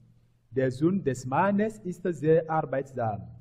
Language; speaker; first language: German; non-native, fluent; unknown